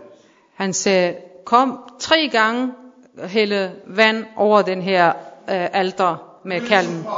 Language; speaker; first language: Danish; non-native, fluent; Persian